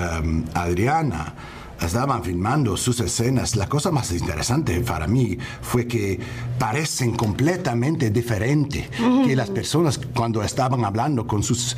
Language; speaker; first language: Spanish; non-native, learner; English